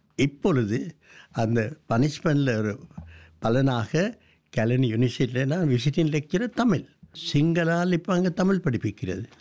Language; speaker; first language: Tamil; non-native, local second language; Sinhala